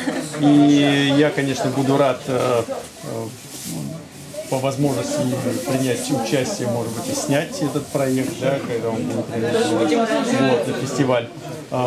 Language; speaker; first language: Russian; native; Russian